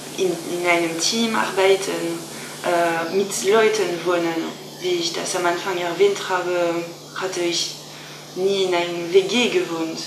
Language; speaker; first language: German; non-native, fluent; French